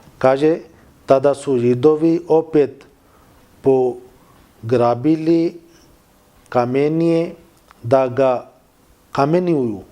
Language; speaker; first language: Bosnian; non-native, learner; Urdu